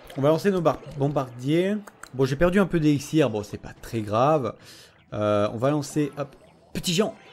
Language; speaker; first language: French; native; French